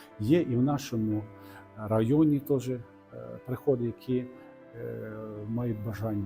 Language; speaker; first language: Ukrainian; non-native, local second language; Russian